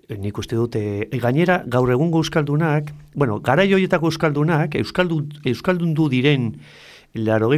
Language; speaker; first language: Basque; non-native, local second language; Spanish